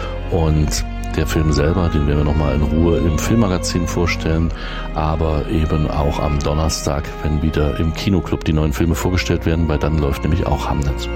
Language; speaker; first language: German; native; German